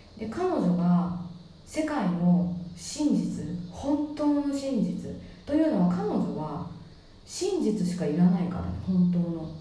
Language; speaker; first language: Japanese; native; Japanese